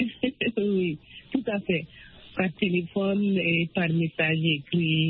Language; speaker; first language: French; non-native, local second language; Bambara